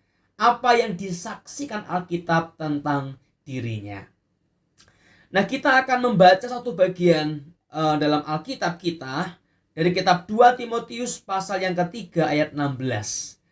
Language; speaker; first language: Indonesian; native; Indonesian